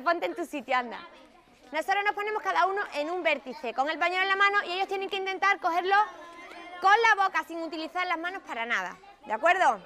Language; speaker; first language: Spanish; native; Spanish